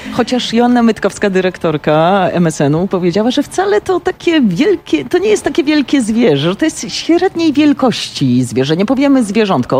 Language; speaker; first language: Polish; native; Polish